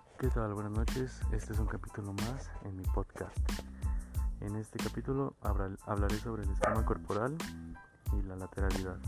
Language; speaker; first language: Spanish; native; Spanish